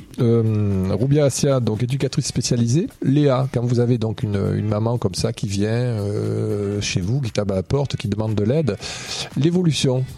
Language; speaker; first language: French; native; French